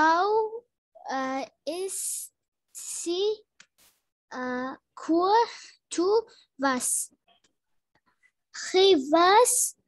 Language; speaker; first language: French; non-native, learner; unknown